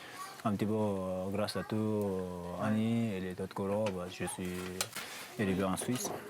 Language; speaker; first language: French; non-native, fluent; Sherpa